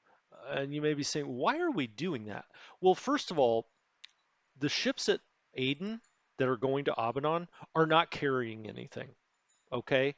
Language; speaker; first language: English; native; English